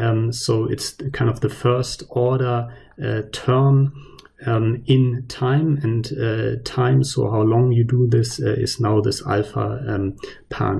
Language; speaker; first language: English; non-native, fluent; German